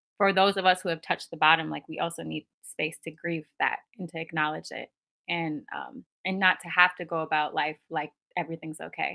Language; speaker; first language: English; native; English